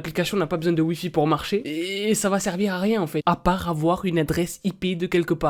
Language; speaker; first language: French; native; French